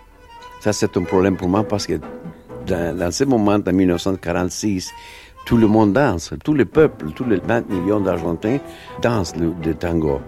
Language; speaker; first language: French; non-native, fluent; Spanish